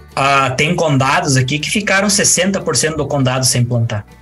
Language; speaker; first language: Portuguese; native; Portuguese